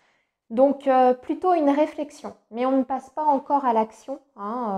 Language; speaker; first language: French; native; French